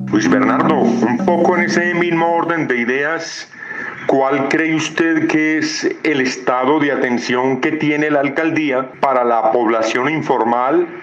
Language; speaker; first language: Spanish; native; Spanish